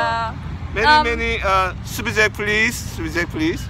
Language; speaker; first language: English; non-native, learner; Korean